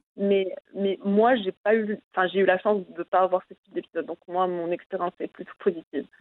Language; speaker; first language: French; non-native, local second language; Arabic